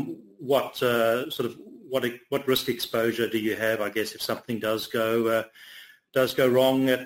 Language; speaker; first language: English; native; English